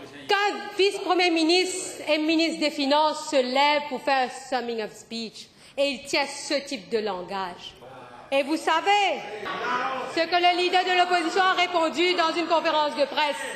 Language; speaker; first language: French; non-native, local second language; Morisyen